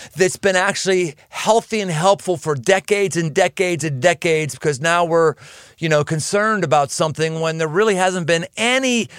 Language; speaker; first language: English; native; English